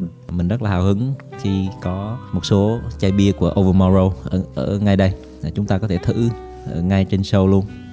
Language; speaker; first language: Vietnamese; native; Vietnamese